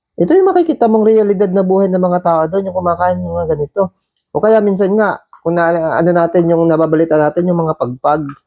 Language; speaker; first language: Filipino; native; Filipino